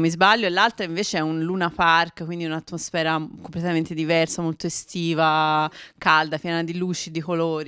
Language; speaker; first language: Italian; native; Italian